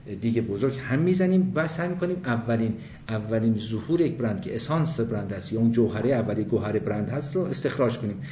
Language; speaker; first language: Persian; early bilingual, other home language; English